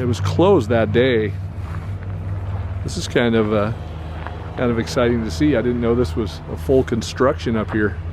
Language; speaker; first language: English; native; English